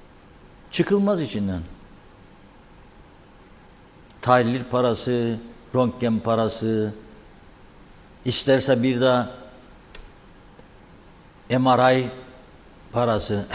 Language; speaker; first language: Turkish; native; Turkish